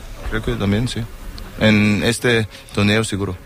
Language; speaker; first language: Spanish; non-native, learner; German